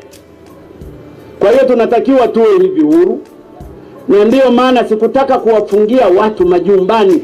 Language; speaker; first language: Swahili; native; Swahili